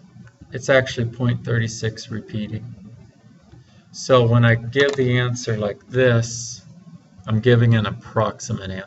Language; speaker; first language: English; native; English